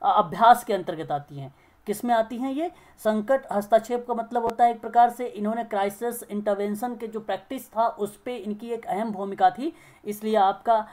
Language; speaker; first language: Hindi; native; Hindi